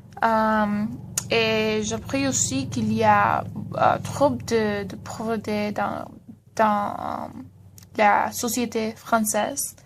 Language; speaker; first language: French; non-native, learner; Spanish